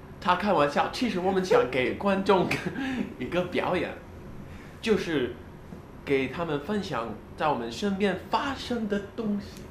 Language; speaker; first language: Chinese; non-native, learner; English